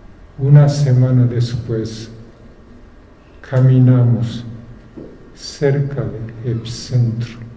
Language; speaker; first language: Spanish; non-native, fluent; Japanese